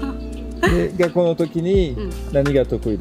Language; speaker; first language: Japanese; non-native, fluent; French